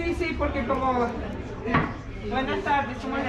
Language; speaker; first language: Spanish; native; Spanish